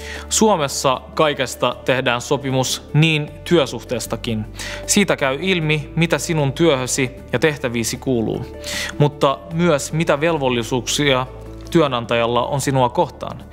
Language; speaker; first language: Finnish; non-native, fluent; Turkish